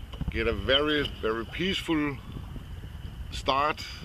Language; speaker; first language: English; non-native, fluent; Danish